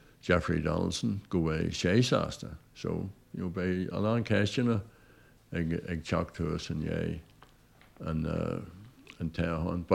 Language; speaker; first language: Irish; non-native, local second language; English